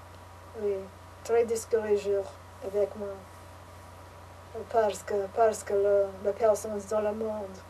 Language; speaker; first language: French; non-native, learner; English